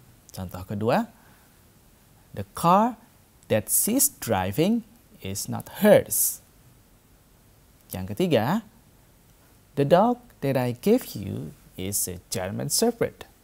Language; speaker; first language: English; non-native, fluent; Indonesian